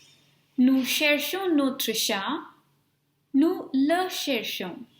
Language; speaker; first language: French; non-native, fluent; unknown